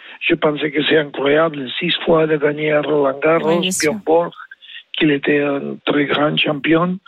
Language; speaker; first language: French; non-native, learner; Spanish